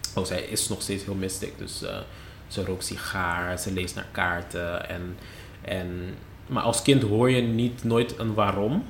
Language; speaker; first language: Dutch; non-native, local second language; Papiamento